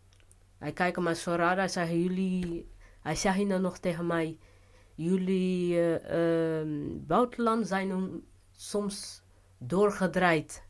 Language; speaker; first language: Dutch; non-native, fluent; Portuguese